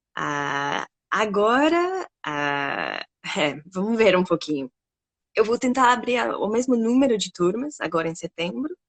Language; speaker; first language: Portuguese; non-native, fluent; English